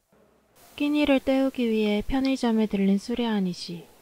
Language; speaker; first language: Korean; native; Korean